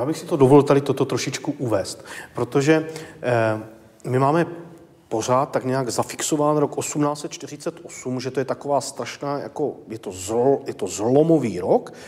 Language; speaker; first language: Czech; native; Czech